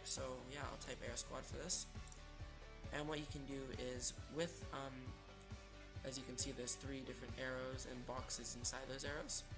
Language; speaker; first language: English; native; English